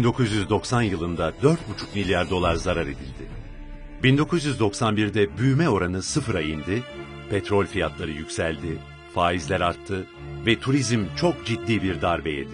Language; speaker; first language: Turkish; native; Turkish